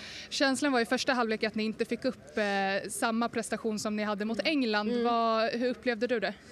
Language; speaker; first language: Swedish; native; Swedish